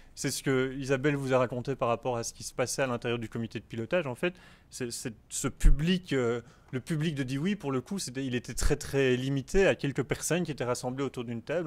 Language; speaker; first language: French; native; French